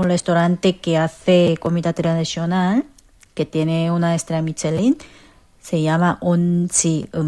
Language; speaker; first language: Spanish; non-native, learner; Korean